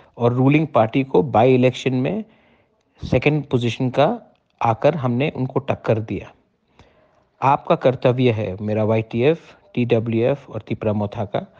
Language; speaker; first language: Hindi; non-native, local second language; Kok Borok